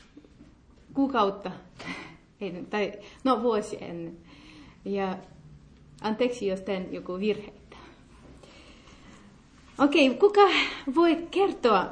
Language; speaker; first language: Finnish; non-native, learner; Russian